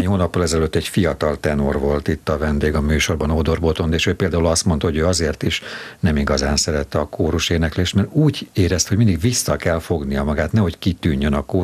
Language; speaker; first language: Hungarian; native; Hungarian